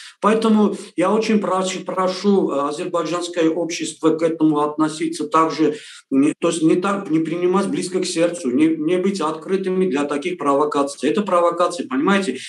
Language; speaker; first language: Russian; non-native, local second language; Armenian